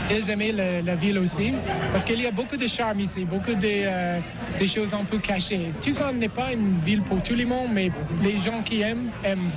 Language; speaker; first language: French; non-native, fluent; English